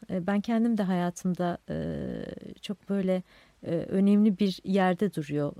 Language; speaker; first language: Turkish; non-native, local second language; Kurdish